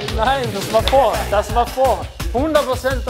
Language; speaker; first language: German; non-native, fluent; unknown